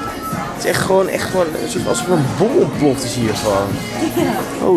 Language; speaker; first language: Dutch; native; Dutch